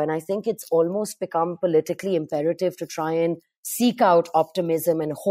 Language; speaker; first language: English; non-native, local second language; Urdu